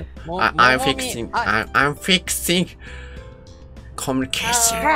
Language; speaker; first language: English; non-native, learner; Japanese